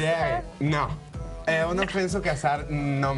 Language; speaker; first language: Portuguese; non-native, learner; Spanish